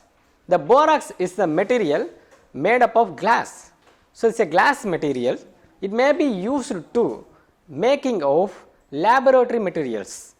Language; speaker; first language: English; non-native, local second language; Tamil